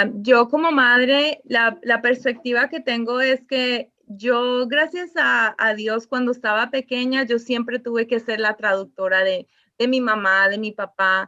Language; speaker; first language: Spanish; early bilingual, other home language; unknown